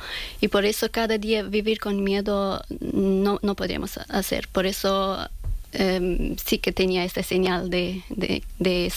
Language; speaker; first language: Spanish; non-native, learner; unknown